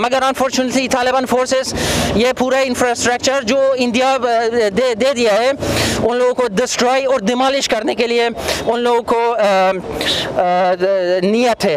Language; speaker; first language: Hindi; non-native, fluent; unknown